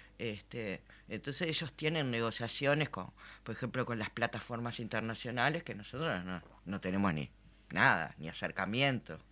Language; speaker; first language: Spanish; native; Spanish